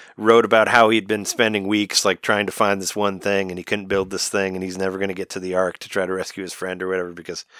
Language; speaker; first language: English; native; English